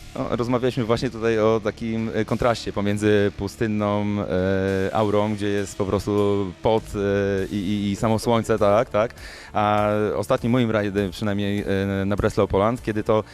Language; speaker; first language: Polish; native; Polish